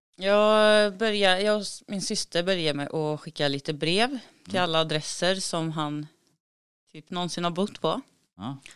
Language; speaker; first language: Swedish; native; Swedish